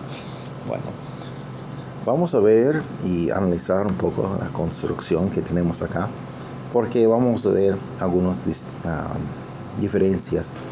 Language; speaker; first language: Spanish; non-native, fluent; English